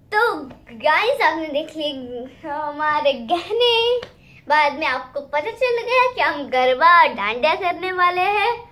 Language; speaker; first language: Hindi; non-native, local second language; Gujarati